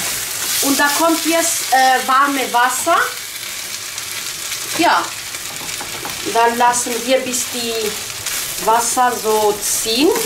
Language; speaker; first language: German; non-native, local second language; Kurdish